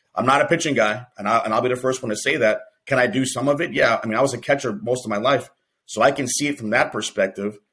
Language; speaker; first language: English; native; English